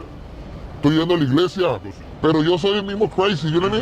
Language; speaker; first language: Spanish; native; Spanish